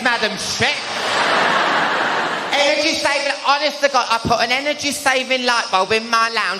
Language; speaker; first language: English; native; English